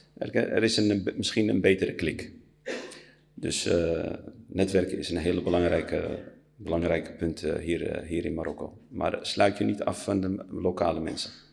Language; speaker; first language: Dutch; early bilingual, other home language; Riffian